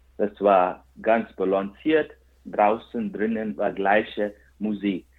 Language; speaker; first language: German; non-native, fluent; Kannada